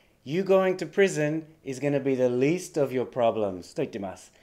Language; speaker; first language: English; native; English